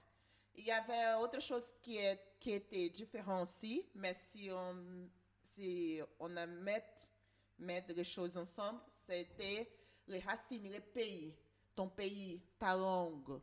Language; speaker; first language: French; non-native, learner; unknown